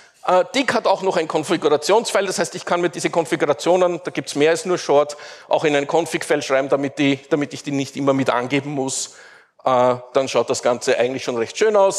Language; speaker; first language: German; native; German